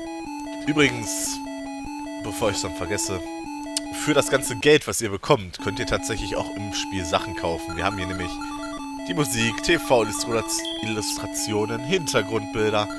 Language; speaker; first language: German; native; German